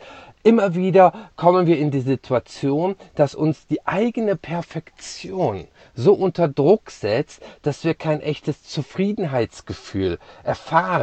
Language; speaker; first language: German; native; German